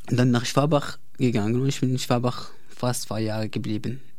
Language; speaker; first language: German; non-native, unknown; Arabic